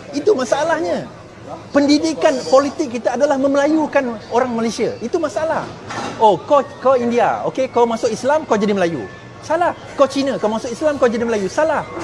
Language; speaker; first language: Malay; non-native, local second language; Chinese